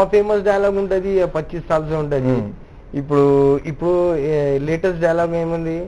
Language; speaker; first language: Telugu; non-native, local second language; Urdu